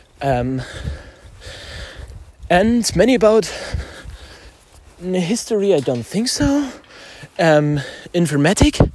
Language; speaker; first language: English; non-native, learner; German